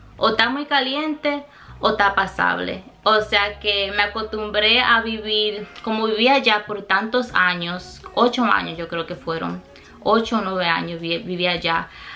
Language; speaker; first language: Spanish; early bilingual, heritage; Spanish